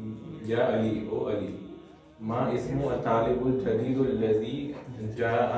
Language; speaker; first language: Arabic; non-native, learner; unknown